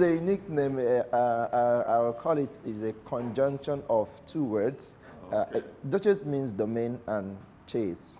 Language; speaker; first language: English; non-native, local second language; Igbo